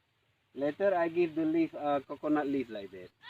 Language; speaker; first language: English; non-native, learner; Indonesian